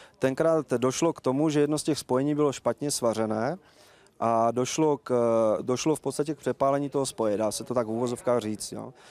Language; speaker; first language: Czech; native; Czech